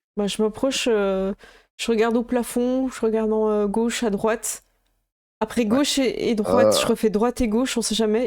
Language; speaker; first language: French; native; French